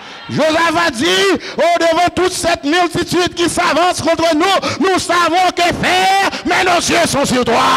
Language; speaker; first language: French; native; French